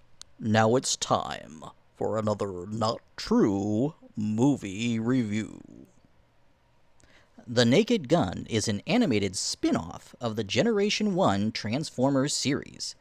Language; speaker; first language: English; native; English